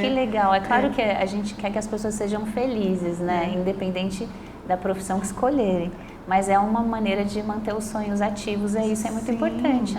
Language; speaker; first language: Portuguese; native; Portuguese